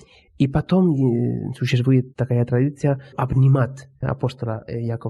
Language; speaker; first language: Russian; non-native, fluent; Spanish